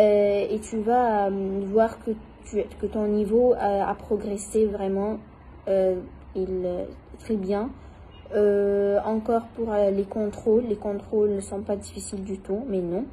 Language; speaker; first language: French; non-native, fluent; Arabic